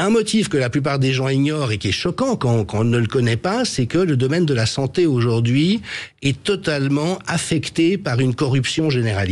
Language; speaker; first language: French; native; French